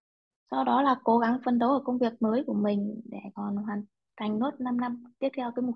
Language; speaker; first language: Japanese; non-native, learner; Vietnamese